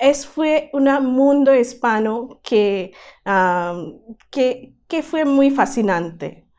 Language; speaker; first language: Spanish; non-native, learner; Bangla